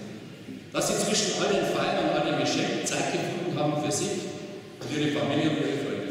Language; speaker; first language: German; native; German